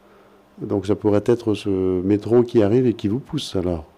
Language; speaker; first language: French; native; French